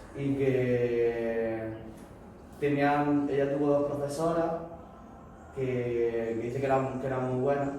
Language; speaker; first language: Spanish; native; Spanish